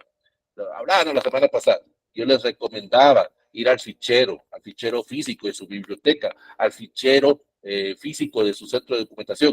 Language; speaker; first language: Spanish; native; Spanish